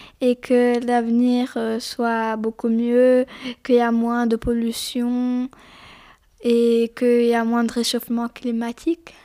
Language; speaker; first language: French; early bilingual, other home language; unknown